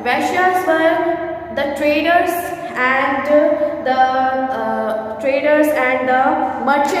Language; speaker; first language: English; non-native, local second language; Hindi